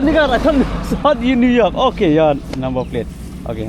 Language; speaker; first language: English; non-native, local second language; Khasi